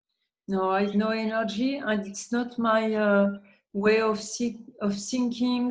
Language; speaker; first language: English; non-native, learner; French